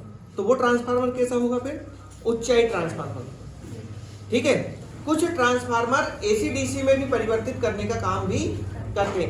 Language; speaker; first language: Hindi; native; Hindi